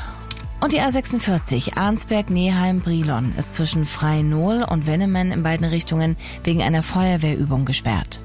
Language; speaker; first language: German; native; German